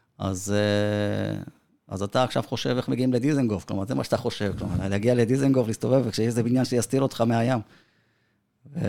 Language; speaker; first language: Hebrew; early bilingual, other home language; Spanish